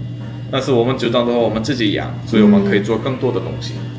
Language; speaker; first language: Chinese; non-native, fluent; Korean